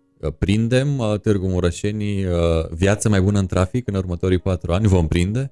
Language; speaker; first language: Romanian; native; Romanian